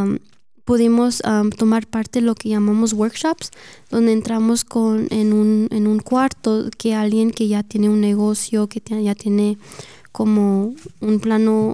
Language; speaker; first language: Spanish; early bilingual, heritage; Spanish